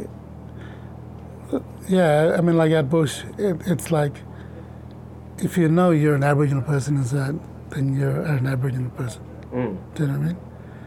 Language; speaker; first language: English; non-native, local second language; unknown